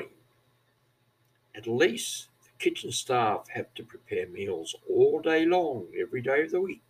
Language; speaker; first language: English; native; English